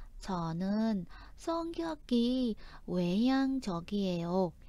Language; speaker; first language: Korean; non-native, fluent; Vietnamese